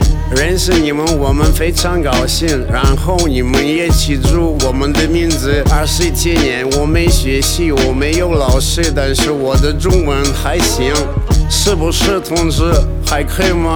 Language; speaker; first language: Chinese; non-native, learner; Russian